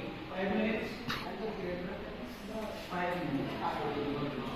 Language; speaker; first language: English; non-native, learner; Indonesian